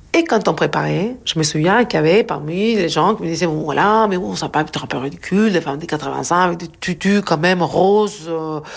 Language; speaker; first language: French; non-native, fluent; Spanish